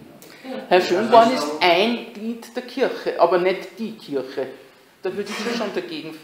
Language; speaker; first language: German; native; German